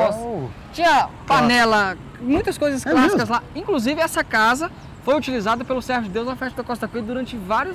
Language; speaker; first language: Portuguese; native; Portuguese